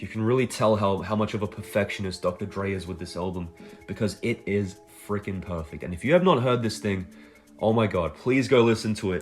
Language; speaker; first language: English; native; English